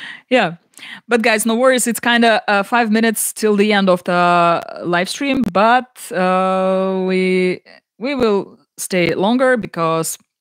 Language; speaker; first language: English; non-native, fluent; Ukrainian